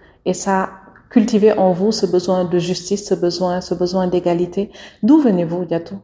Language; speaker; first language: French; non-native, local second language; Wolof